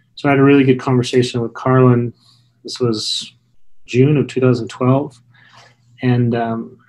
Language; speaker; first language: English; native; English